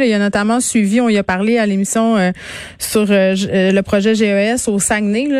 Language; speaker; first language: French; native; French